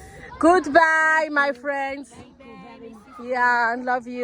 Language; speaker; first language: English; non-native, fluent; French